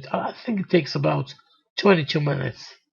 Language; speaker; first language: English; non-native, fluent; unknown